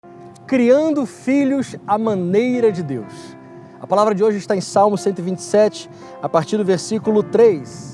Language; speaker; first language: Portuguese; native; Portuguese